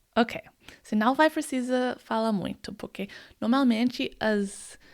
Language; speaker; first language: Portuguese; non-native, fluent; English